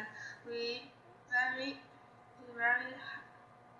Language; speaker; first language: English; non-native, learner; Chinese